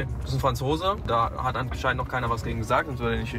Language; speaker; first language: German; native; German